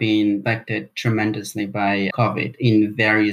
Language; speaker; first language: English; non-native, fluent; Spanish